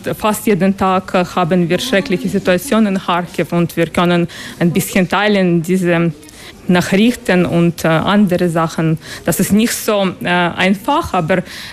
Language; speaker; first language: German; non-native, learner; Ukrainian